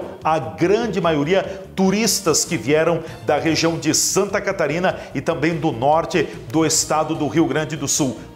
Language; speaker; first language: Portuguese; native; Portuguese